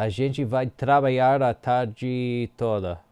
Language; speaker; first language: Portuguese; non-native, learner; English